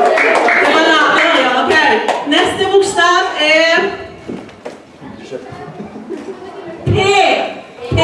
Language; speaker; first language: Norwegian; non-native, fluent; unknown